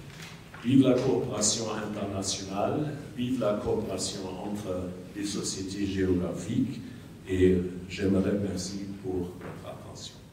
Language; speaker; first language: French; native; French